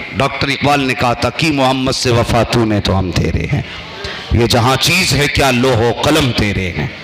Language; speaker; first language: Urdu; native; Urdu